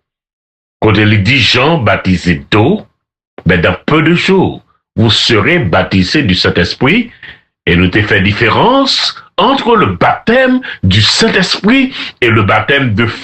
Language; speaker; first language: French; non-native, local second language; Haitian Creole